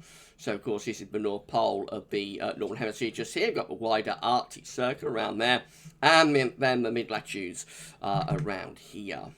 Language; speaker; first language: English; native; English